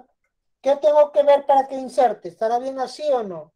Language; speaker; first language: Spanish; native; Spanish